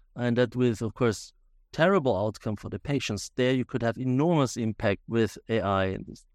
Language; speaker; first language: English; non-native, fluent; German